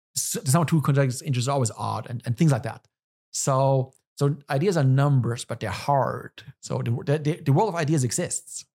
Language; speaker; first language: English; non-native, fluent; German